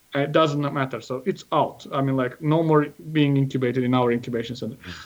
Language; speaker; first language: English; non-native, fluent; Azerbaijani